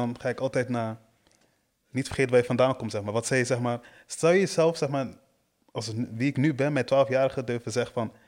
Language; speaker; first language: Dutch; early bilingual, other home language; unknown